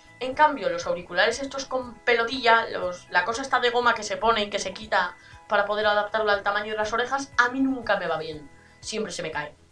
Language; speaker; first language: Spanish; native; Spanish